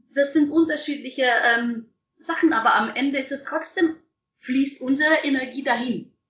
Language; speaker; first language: German; non-native, fluent; Russian